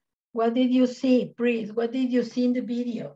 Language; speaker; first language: English; non-native, learner; Spanish